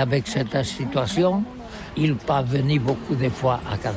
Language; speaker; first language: French; non-native, learner; Catalan